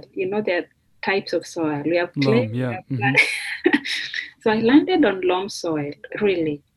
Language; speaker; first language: English; non-native, local second language; Luyia